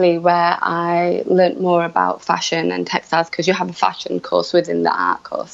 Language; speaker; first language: English; native; English